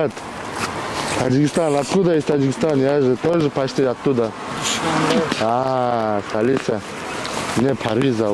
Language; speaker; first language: Russian; non-native, local second language; Kyrgyz